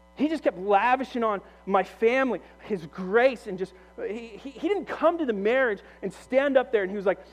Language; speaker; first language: English; native; English